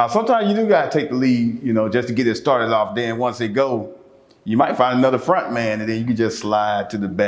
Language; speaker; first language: English; native; English